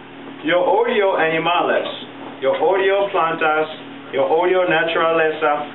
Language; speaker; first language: Spanish; non-native, learner; English